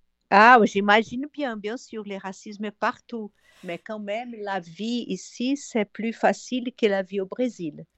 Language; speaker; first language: French; non-native, fluent; Portuguese